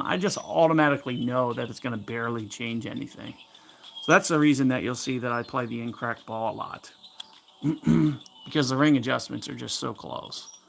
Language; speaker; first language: English; native; English